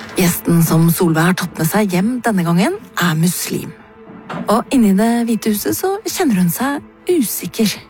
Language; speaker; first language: Norwegian; native; Norwegian